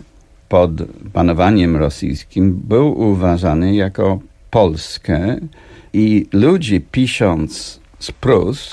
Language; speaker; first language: Polish; non-native, fluent; English